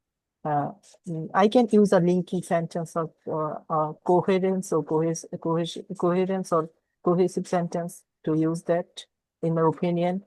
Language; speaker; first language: English; non-native, learner; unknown